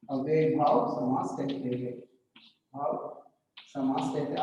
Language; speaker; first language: Hindi; non-native, local second language; Telugu